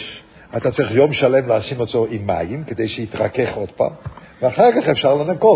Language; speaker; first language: Hebrew; non-native, fluent; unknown